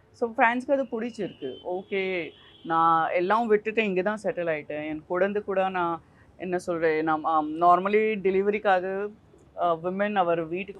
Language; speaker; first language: Tamil; non-native, fluent; Gujarati